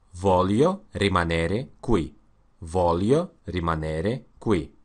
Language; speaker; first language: Italian; non-native, learner; Russian